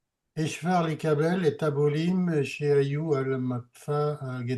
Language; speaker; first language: Hebrew; non-native, learner; French